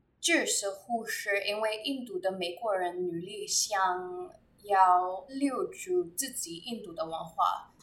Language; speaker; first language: Chinese; non-native, learner; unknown